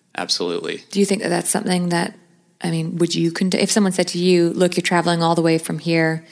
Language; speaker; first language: English; native; English